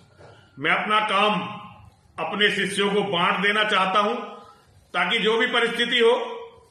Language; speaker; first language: Hindi; native; Hindi